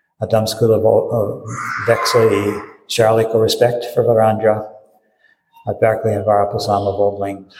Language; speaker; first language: Swedish; non-native, fluent; English